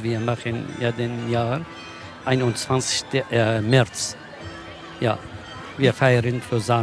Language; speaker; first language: German; non-native, learner; Kurdish